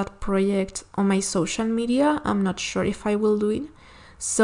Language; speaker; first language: English; non-native, fluent; Spanish